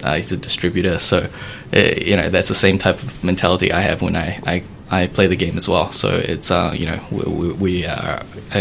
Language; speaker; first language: English; native; English